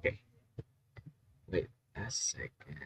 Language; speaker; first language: English; non-native, learner; Indonesian